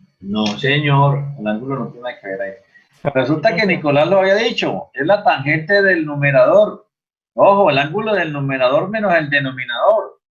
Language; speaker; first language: Spanish; native; Spanish